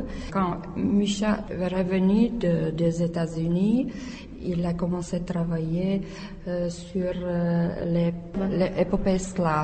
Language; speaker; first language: French; non-native, learner; Czech